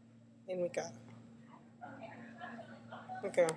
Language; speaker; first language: Spanish; non-native, learner; English